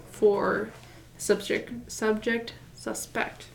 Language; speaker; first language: English; native; English